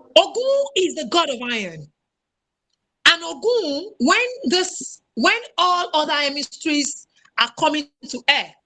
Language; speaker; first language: English; non-native, local second language; Yoruba